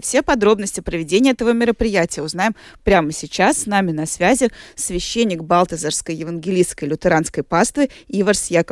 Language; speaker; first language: Russian; native; Russian